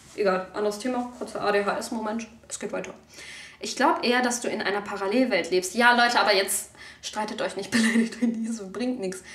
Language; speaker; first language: German; early bilingual, other home language; Turkish